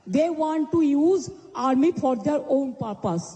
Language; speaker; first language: English; non-native, local second language; Bangla